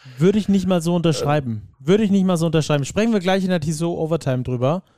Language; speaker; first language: German; native; German